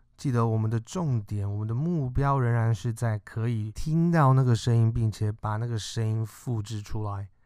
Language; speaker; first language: Chinese; native; Chinese